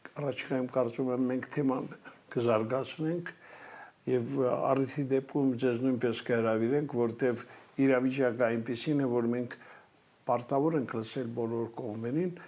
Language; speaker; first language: Armenian; native; Armenian